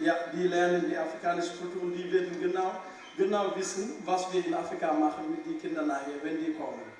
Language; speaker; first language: German; non-native, fluent; Wolof